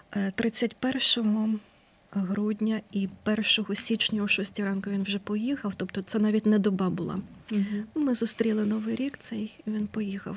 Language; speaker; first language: Ukrainian; native; Ukrainian